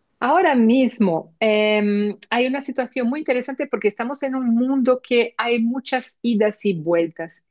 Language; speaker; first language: Spanish; early bilingual, heritage; Spanish